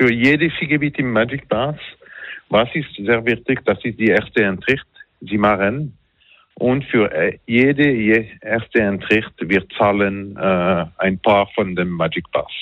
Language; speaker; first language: German; non-native, learner; French